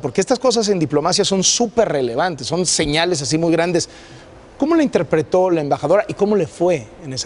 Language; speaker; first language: Spanish; native; Spanish